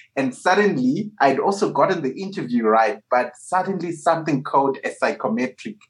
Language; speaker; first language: English; non-native, local second language; Shona